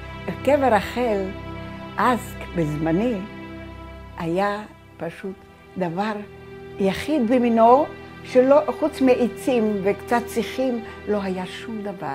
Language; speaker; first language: Hebrew; early bilingual, other home language; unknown